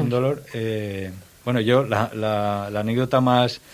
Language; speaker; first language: Spanish; native; Spanish